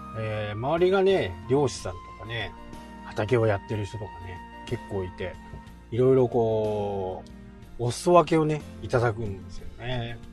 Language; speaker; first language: Japanese; native; Japanese